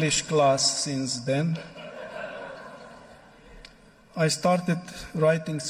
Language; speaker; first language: English; non-native, fluent; Romanian